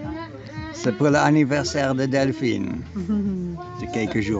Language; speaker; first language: French; non-native, learner; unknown